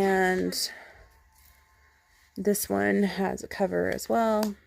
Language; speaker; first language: English; native; English